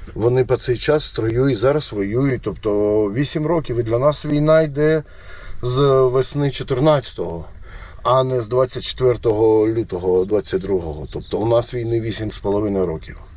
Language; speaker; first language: Ukrainian; non-native, local second language; Russian